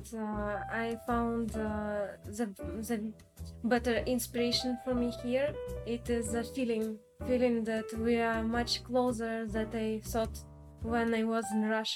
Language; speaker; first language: English; non-native, learner; Russian